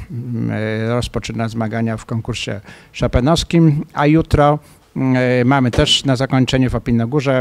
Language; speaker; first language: Polish; native; Polish